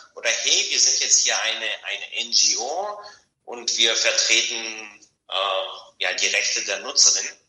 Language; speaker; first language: German; non-native, fluent; Bulgarian